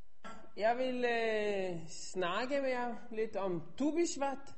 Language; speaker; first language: Danish; non-native, fluent; Hebrew